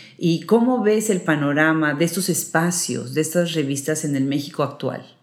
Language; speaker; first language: Spanish; native; Spanish